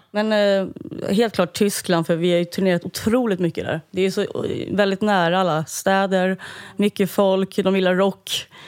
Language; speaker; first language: Swedish; native; Swedish